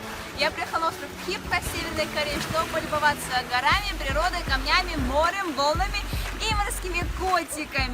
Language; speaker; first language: Russian; native; Russian